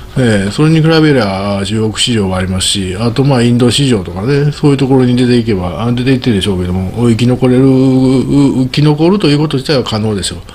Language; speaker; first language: Japanese; native; Japanese